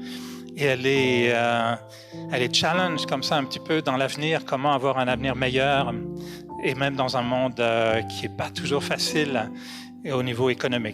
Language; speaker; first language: French; native; French